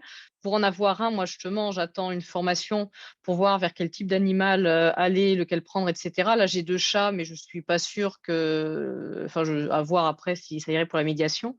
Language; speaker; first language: French; native; French